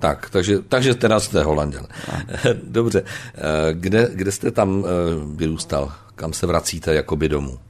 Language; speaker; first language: Czech; native; Czech